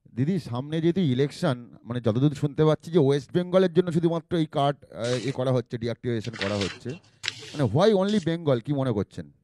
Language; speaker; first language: Bangla; native; Bangla